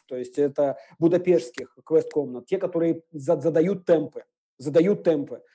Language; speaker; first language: Russian; native; Russian